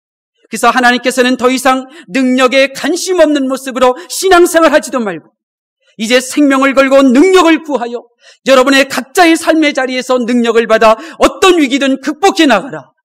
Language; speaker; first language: Korean; native; Korean